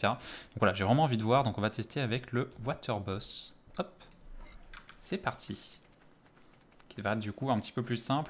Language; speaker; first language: French; native; French